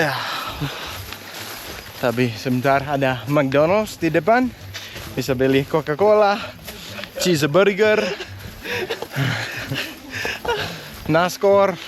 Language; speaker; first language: Indonesian; non-native, learner; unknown